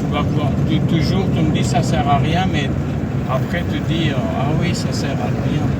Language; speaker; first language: French; non-native, fluent; Persian